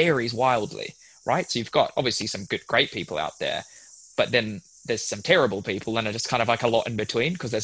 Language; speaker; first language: English; native; English